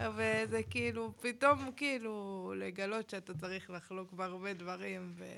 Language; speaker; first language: Hebrew; native; Hebrew